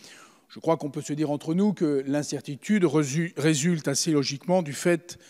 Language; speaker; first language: French; native; French